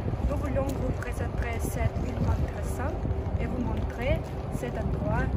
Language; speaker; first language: French; non-native, learner; Russian